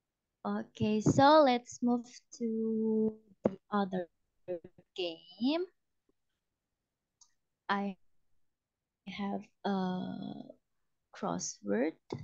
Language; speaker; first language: English; non-native, fluent; Indonesian